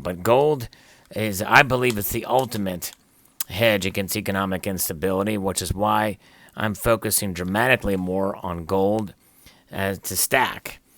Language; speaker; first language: English; native; English